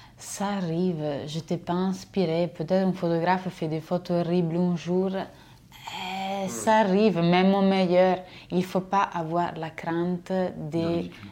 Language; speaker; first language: French; non-native, fluent; Italian